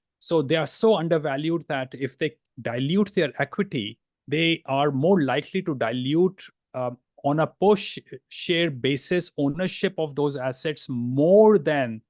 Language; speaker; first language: English; non-native, fluent; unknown